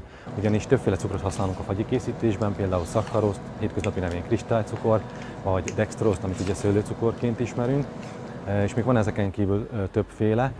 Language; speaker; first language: Hungarian; native; Hungarian